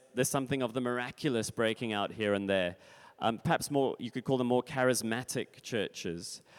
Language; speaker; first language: English; native; English